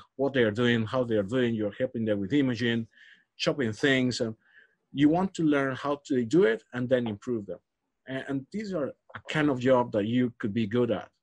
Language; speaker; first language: English; non-native, fluent; Spanish